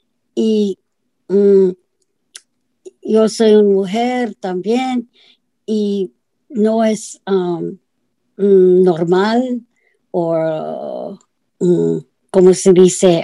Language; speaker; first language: Spanish; non-native, learner; English